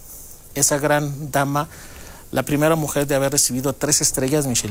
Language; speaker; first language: Spanish; non-native, fluent; Greek